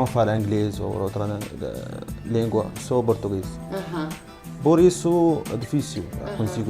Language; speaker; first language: Portuguese; non-native, learner; Arabic